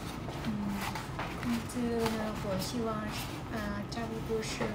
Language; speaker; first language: Chinese; non-native, learner; Vietnamese